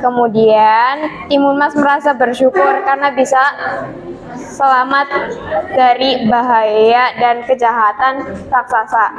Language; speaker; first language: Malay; non-native, local second language; Javanese